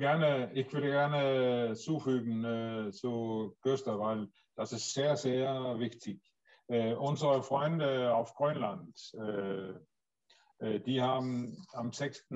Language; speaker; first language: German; non-native, learner; Danish